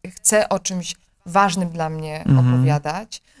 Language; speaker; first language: Polish; native; Polish